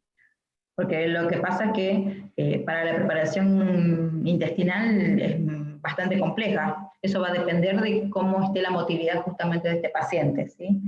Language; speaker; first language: Spanish; native; Spanish